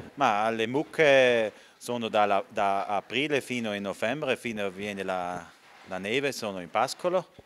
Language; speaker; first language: Italian; non-native, local second language; German